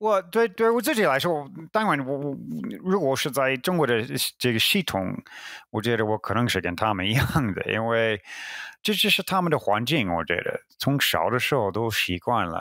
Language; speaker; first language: Chinese; non-native, fluent; English